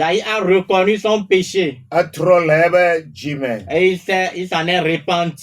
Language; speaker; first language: French; non-native, local second language; Ewe